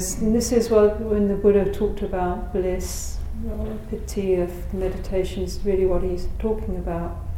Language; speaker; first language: English; native; English